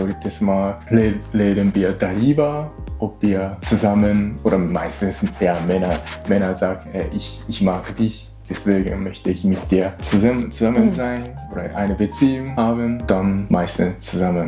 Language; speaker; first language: German; non-native, learner; Japanese